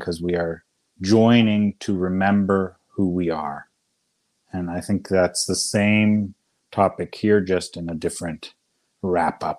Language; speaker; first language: English; native; English